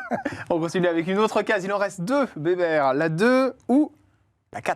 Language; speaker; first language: French; native; French